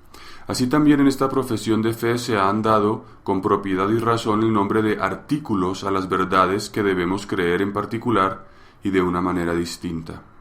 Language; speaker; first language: Spanish; native; Spanish